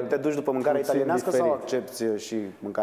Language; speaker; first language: Romanian; native; Romanian